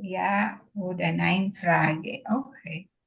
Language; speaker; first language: German; non-native, learner; Filipino